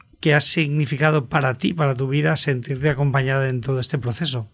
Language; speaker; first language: Spanish; native; Spanish